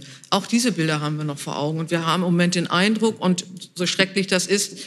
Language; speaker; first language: German; native; German